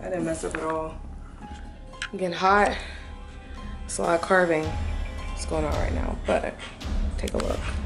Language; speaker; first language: English; native; English